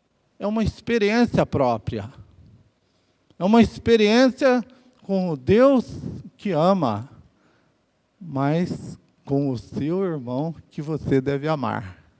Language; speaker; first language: Portuguese; native; Portuguese